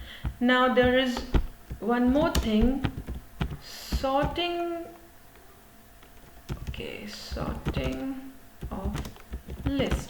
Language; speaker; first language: English; non-native, local second language; Hindi